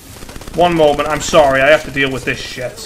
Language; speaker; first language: English; native; English